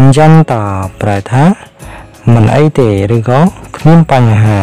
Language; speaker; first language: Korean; non-native, fluent; Khmer